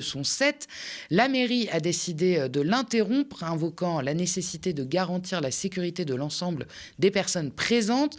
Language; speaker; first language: French; native; French